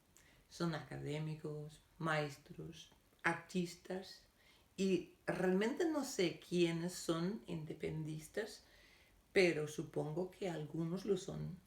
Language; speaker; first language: Spanish; non-native, fluent; Danish